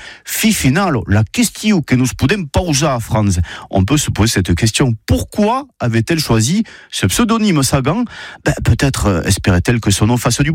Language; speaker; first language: French; native; French